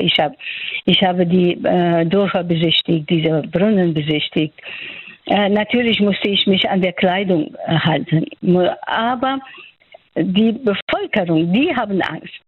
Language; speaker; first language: German; non-native, fluent; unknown